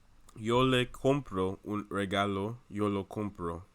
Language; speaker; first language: Spanish; non-native, learner; English